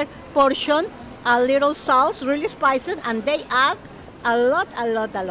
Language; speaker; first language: English; non-native, fluent; Spanish